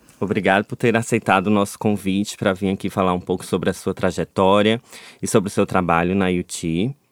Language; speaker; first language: Portuguese; native; Portuguese